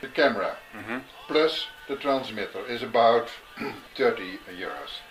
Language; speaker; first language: English; non-native, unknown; Dutch